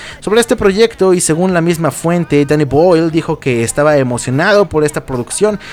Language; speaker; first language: Spanish; native; Spanish